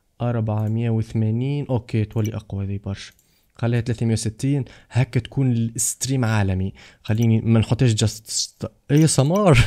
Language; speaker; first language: Arabic; native; Arabic